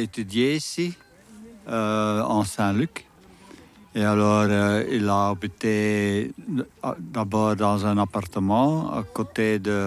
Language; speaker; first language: French; non-native, local second language; Dutch